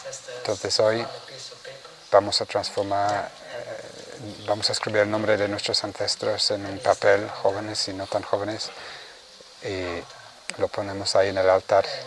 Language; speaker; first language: Spanish; non-native, fluent; Vietnamese